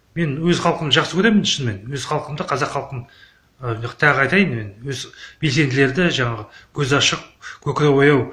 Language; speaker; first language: Kazakh; native; Kazakh